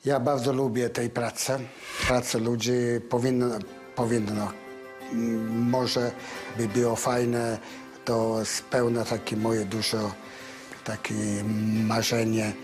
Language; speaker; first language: Polish; non-native, learner; Italian